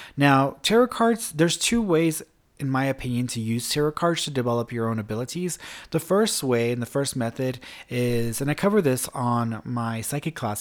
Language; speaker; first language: English; early bilingual, other home language; Spanish